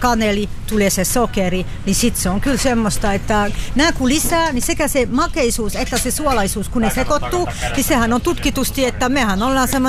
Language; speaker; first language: Finnish; non-native, fluent; French